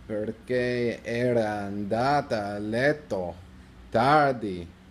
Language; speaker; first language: Italian; non-native, learner; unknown